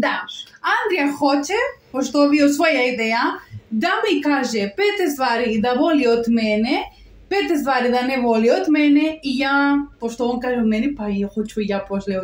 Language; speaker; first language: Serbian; non-native, learner; Spanish